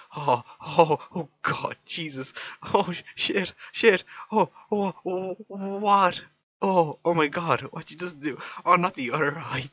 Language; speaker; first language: English; native; English